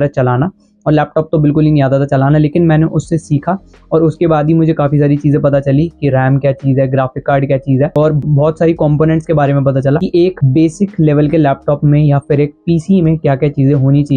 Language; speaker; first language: Hindi; native; Hindi